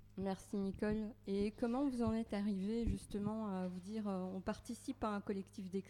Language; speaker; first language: French; native; French